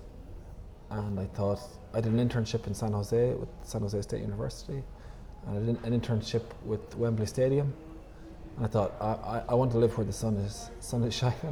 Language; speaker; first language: English; native; English